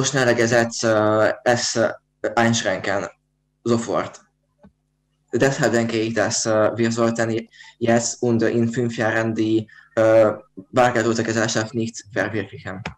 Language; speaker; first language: German; non-native, learner; Hungarian